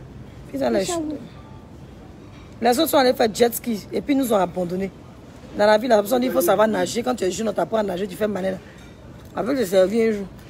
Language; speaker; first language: French; native; French